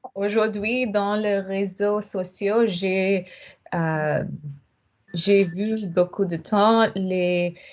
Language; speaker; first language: French; non-native, learner; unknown